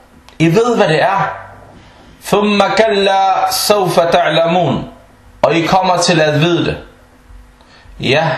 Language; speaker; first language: Danish; early bilingual, other home language; Arabic